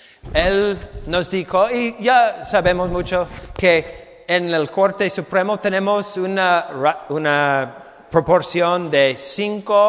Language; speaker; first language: Spanish; non-native, fluent; English